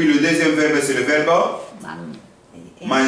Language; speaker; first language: French; non-native, fluent; Korean